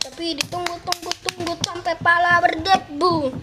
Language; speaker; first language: Indonesian; native; Indonesian